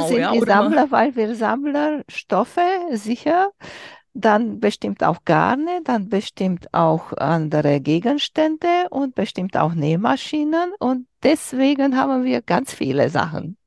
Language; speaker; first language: German; non-native, learner; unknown